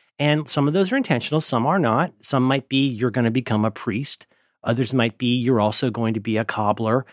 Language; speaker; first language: English; native; English